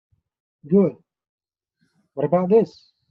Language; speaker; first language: English; non-native, fluent; Arabic